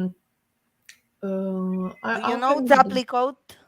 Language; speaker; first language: English; non-native, fluent; Italian